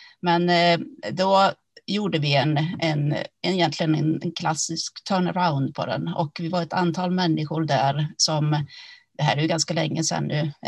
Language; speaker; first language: Swedish; early bilingual, other home language; Finnish